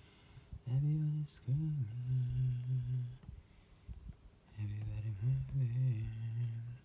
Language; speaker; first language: English; non-native, fluent; Japanese